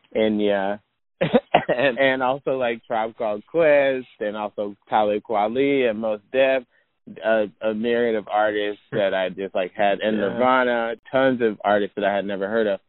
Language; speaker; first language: English; native; English